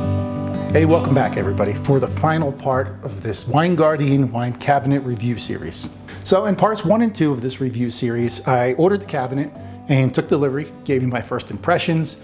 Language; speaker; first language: English; native; English